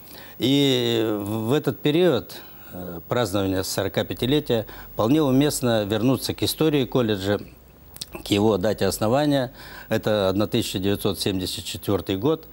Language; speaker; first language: Russian; native; Russian